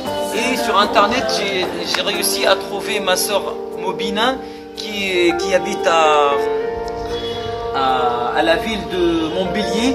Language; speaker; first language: French; non-native, fluent; Arabic